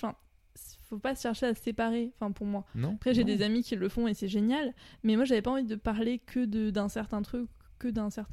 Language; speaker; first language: French; native; French